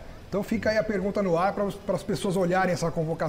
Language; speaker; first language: Portuguese; native; Portuguese